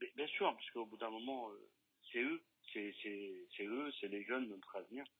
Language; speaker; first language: French; native; French